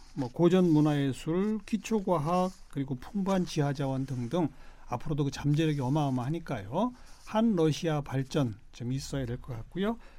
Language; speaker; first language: Korean; native; Korean